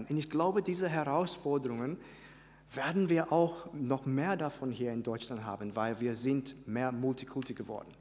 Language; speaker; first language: German; non-native, fluent; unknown